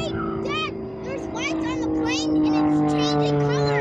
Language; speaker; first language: English; native; English